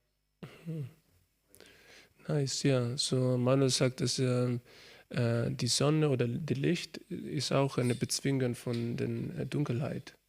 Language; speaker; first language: German; non-native, learner; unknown